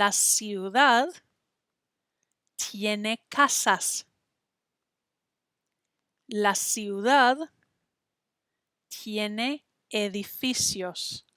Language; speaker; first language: Spanish; non-native, fluent; English